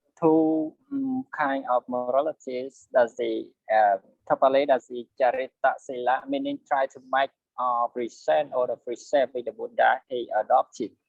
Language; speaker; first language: English; non-native, learner; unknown